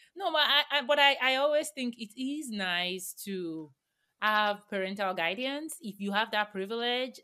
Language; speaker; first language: English; non-native, local second language; Yoruba